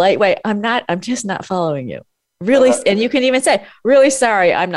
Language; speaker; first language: English; native; English